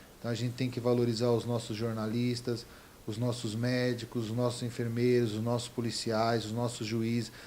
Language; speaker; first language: Portuguese; native; Portuguese